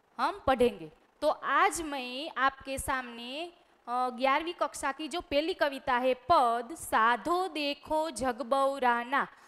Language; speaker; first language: Hindi; non-native, local second language; Gujarati